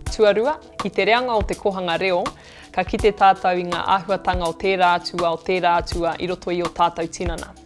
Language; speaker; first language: Māori; native; Māori